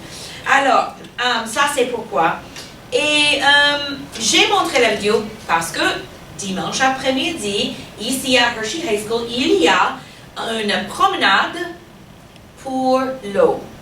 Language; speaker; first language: French; non-native, fluent; English